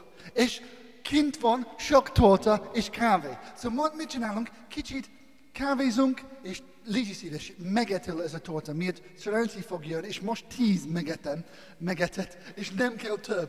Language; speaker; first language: Hungarian; non-native, learner; English